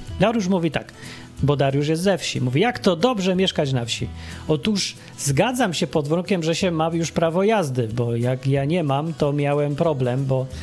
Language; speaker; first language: Polish; native; Polish